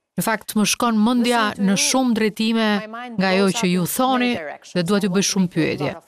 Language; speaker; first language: Albanian; native; Albanian